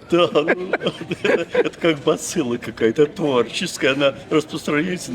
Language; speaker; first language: Russian; native; Russian